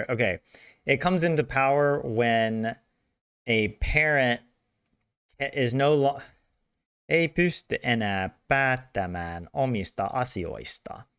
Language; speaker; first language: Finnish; non-native, learner; English